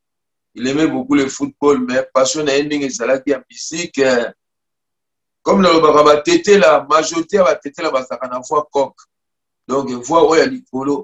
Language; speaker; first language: French; non-native, local second language; Lingala